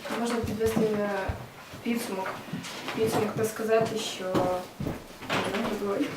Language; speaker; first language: Ukrainian; non-native, local second language; Russian